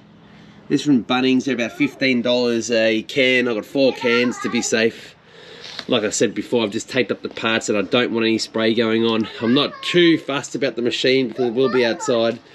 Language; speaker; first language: English; native; English